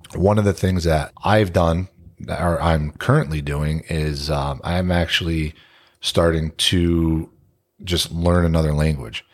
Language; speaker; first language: English; early bilingual, other home language; Italian